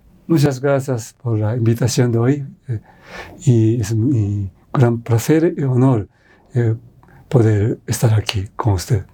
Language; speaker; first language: Spanish; non-native, fluent; Japanese